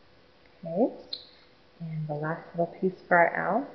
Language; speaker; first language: English; native; English